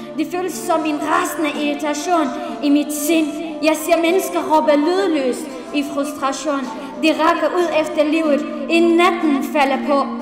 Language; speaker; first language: Danish; non-native, fluent; Central Kurdish